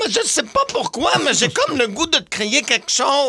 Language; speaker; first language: French; native; French